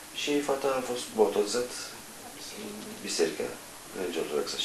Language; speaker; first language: Romanian; non-native, fluent; Turkish